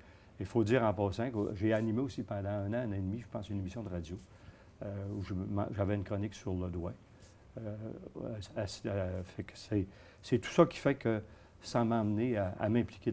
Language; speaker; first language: French; native; French